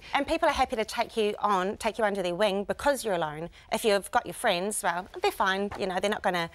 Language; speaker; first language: English; native; English